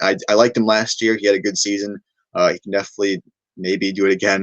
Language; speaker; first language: English; native; English